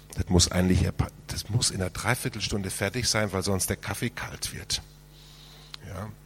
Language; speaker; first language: German; native; German